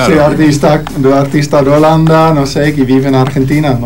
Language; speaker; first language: Spanish; non-native, learner; Dutch